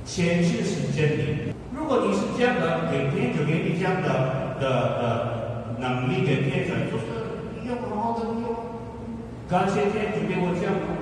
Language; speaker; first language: Chinese; non-native, fluent; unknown